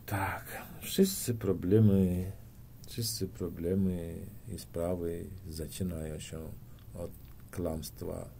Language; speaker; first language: Polish; non-native, learner; Turkmen